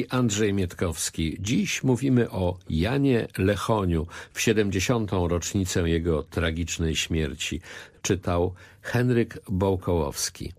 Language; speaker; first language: Polish; native; Polish